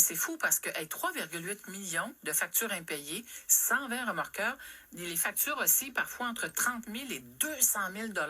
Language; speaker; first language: French; native; French